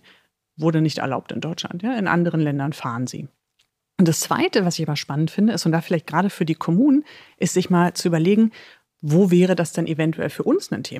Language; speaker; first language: German; native; German